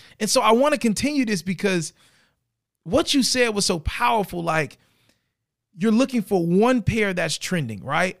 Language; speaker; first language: English; native; English